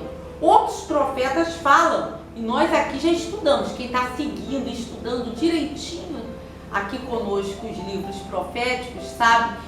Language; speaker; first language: Portuguese; native; Portuguese